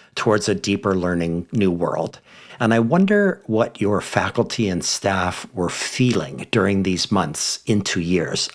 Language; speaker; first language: English; native; English